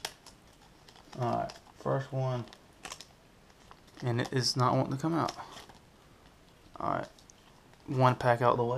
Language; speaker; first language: English; native; English